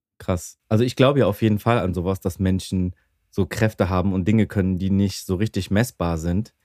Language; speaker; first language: German; early bilingual, other home language; Greek